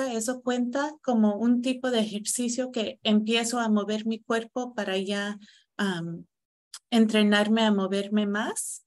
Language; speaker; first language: Spanish; non-native, fluent; English